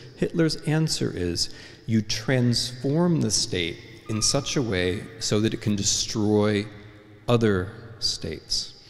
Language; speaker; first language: English; native; English